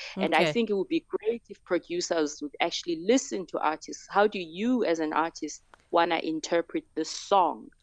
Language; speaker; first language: English; non-native, local second language; Xhosa